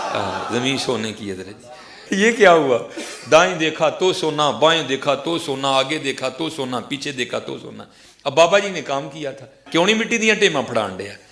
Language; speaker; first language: Urdu; non-native, local second language; Punjabi